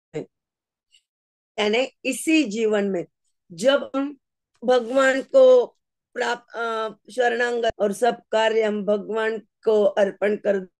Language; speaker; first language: Hindi; non-native, local second language; Marathi